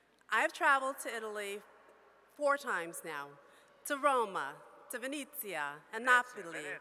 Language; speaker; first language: English; native; English